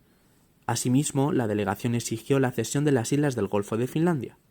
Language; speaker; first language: Spanish; native; Spanish